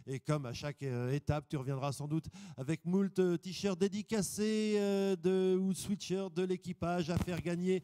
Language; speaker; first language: French; native; French